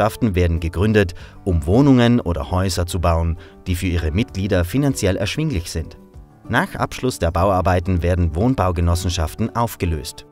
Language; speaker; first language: German; native; German